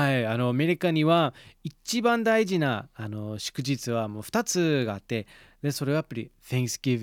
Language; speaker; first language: Japanese; non-native, fluent; English